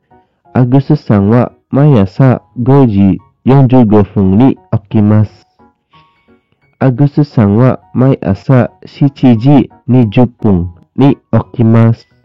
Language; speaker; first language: Japanese; non-native, learner; Indonesian